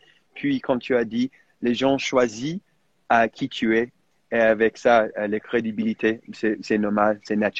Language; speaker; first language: French; non-native, fluent; English